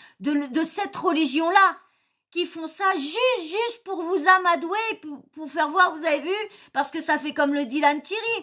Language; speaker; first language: French; native; French